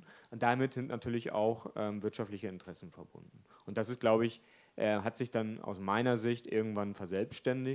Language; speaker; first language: German; native; German